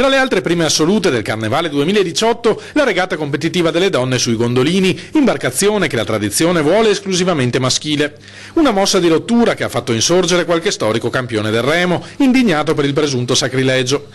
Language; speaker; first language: Italian; native; Italian